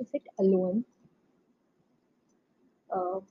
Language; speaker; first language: English; non-native, local second language; Hindi